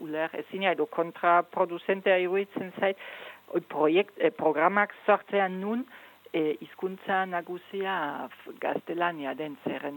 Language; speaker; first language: Basque; non-native, fluent; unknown